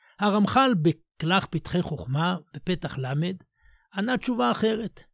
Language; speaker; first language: Hebrew; native; Hebrew